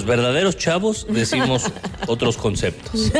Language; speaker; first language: Spanish; native; Spanish